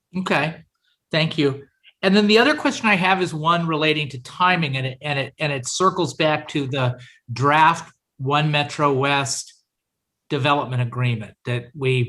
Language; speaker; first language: English; native; English